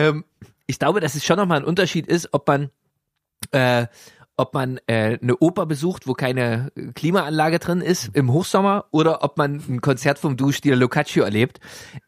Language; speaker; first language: German; native; German